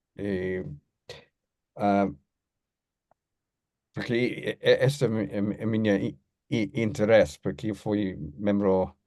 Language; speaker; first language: Portuguese; non-native, learner; English